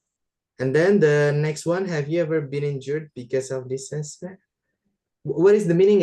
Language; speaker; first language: English; non-native, fluent; Indonesian